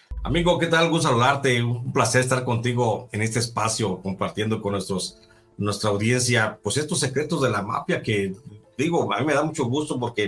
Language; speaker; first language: Spanish; native; Spanish